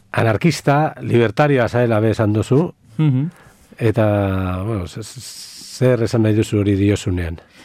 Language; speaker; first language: Basque; native; Basque